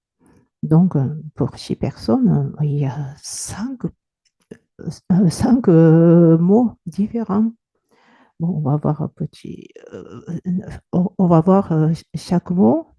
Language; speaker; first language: French; non-native, fluent; Japanese